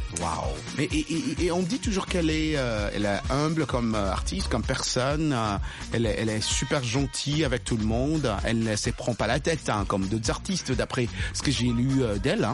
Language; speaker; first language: French; non-native, local second language; Luba-Lulua